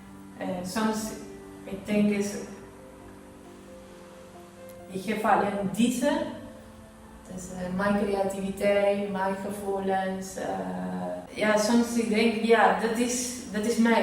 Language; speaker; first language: Dutch; non-native, learner; Spanish